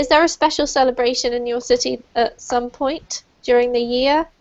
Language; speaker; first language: English; native; English